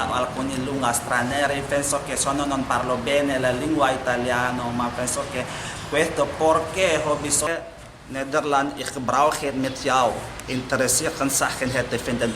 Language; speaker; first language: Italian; non-native, learner; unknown